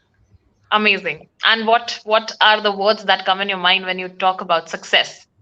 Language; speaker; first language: English; non-native, local second language; Hindi